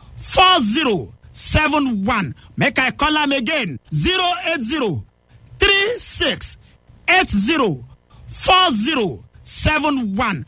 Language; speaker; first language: Nigerian Pidgin; native; Nigerian Pidgin